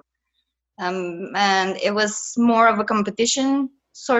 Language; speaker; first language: English; non-native, fluent; Romanian